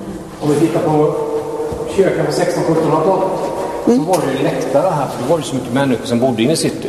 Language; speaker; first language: Swedish; native; Swedish